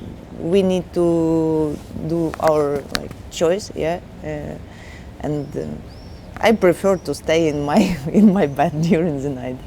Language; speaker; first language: English; non-native, learner; Ukrainian